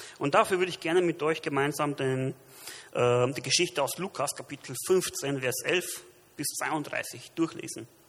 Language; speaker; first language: German; early bilingual, other home language; Romanian